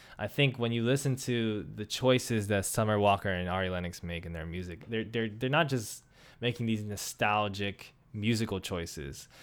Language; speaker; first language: English; native; English